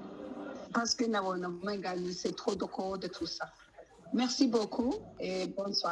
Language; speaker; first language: French; non-native, local second language; Rundi